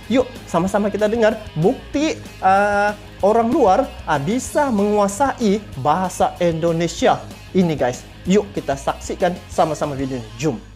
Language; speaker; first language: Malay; native; Malay